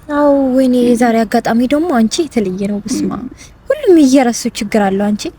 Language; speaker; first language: Amharic; non-native, local second language; Tigrinya